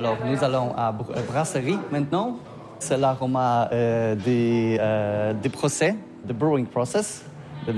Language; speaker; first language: French; non-native, learner; Polish